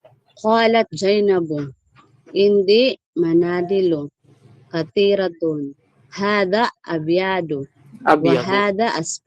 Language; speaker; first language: Arabic; non-native, learner; Filipino